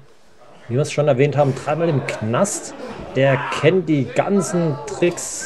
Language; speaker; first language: German; native; German